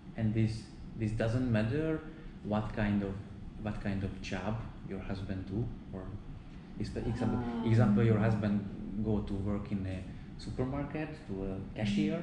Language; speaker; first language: English; non-native, learner; Hungarian